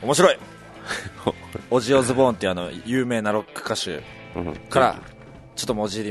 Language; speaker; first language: Japanese; native; Japanese